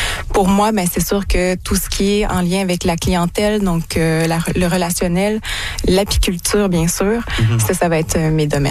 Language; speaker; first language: French; native; French